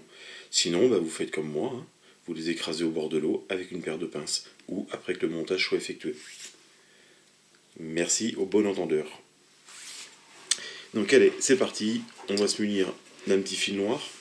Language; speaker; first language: French; native; French